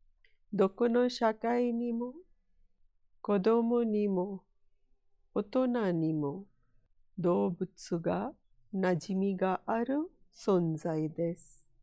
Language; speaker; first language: Japanese; non-native, fluent; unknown